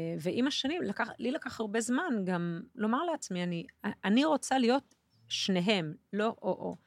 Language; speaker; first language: Hebrew; early bilingual, other home language; English